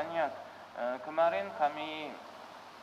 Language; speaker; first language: Indonesian; non-native, learner; Uzbek